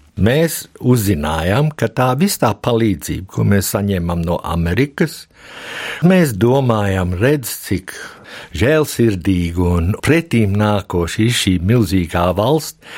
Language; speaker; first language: Latvian; early bilingual, heritage; Latvian